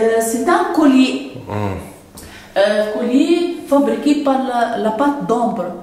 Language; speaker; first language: French; non-native, local second language; Arabic